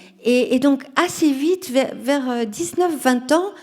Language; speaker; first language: French; non-native, fluent; Portuguese